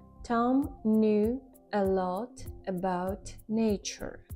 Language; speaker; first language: English; non-native, fluent; Ukrainian